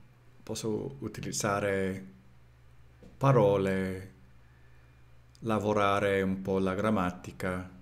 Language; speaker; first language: Italian; non-native, learner; English